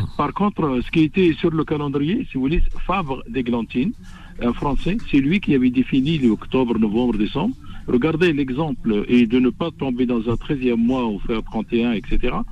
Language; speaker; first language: French; non-native, local second language; Arabic